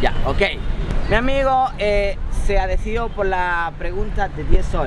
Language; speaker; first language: Spanish; native; Spanish